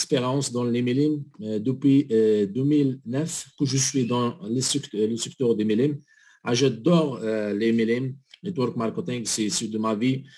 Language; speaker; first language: French; non-native, learner; Arabic